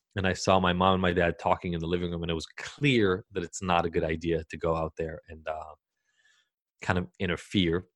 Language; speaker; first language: English; early bilingual, other home language; Hebrew